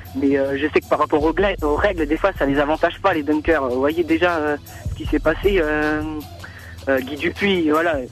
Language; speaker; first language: French; native; French